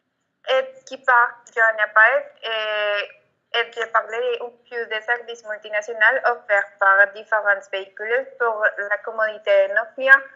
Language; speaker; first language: French; non-native, learner; Spanish